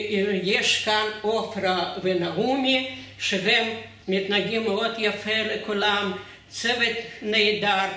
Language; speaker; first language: Hebrew; non-native, fluent; Russian